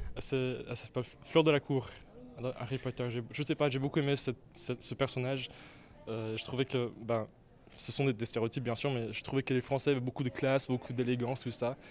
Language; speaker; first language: French; non-native, local second language; English